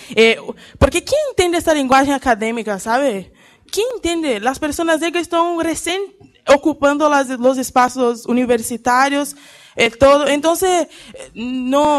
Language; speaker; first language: Portuguese; early bilingual, heritage; Portuguese